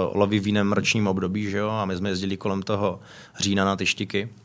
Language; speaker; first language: Czech; native; Czech